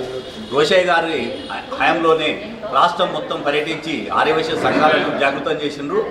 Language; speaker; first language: Telugu; native; Telugu